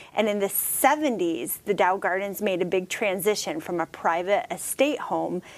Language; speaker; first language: English; native; English